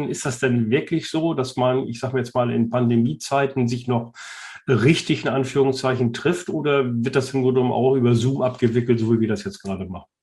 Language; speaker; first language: German; native; German